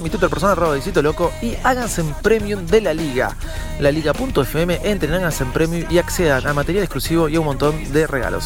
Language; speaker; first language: Spanish; native; Spanish